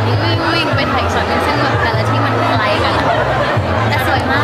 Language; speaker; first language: Thai; native; Thai